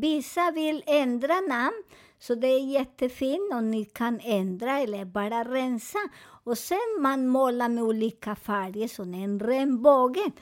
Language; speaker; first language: Swedish; non-native, fluent; Spanish